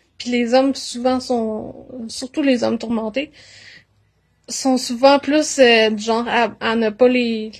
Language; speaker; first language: French; native; French